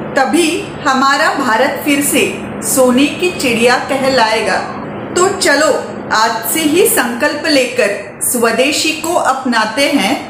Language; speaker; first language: Hindi; non-native, local second language; Marathi